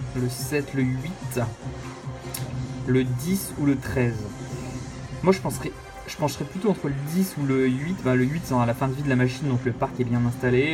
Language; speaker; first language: French; native; French